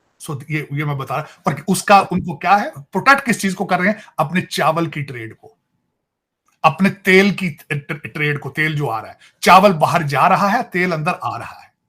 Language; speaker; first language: Urdu; non-native, local second language; Punjabi